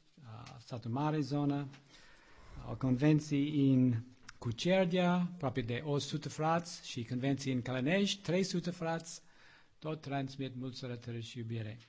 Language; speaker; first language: Romanian; non-native, learner; English